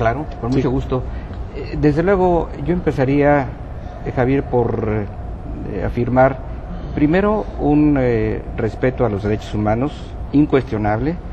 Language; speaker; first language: Spanish; native; Spanish